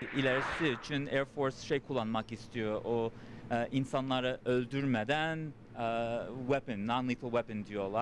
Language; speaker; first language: Turkish; early bilingual, heritage; English